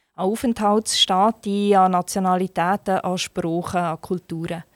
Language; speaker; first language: German; non-native, fluent; Turkish